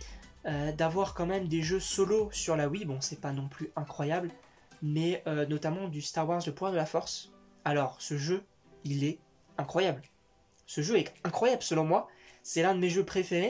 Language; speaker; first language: French; native; French